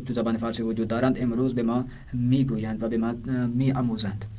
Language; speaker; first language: Persian; non-native, fluent; Urdu